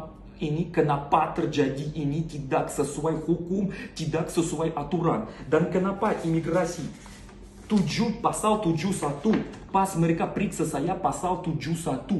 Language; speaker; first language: Indonesian; non-native, learner; Russian